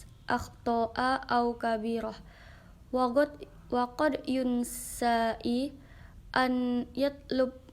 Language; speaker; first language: Arabic; non-native, learner; Indonesian